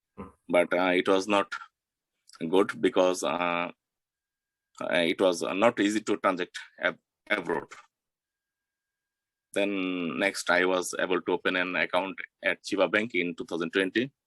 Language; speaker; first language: English; non-native, learner; Bangla